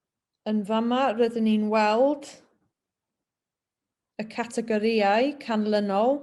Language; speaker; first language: Welsh; native; Welsh